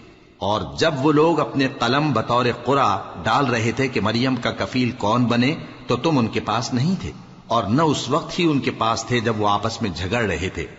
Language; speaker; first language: Urdu; native; Urdu